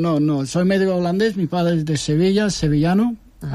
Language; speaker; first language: Spanish; early bilingual, heritage; Dutch